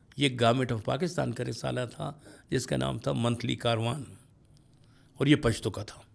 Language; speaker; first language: Urdu; non-native, local second language; Pashto